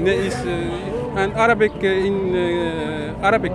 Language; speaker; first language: English; non-native, learner; Arabic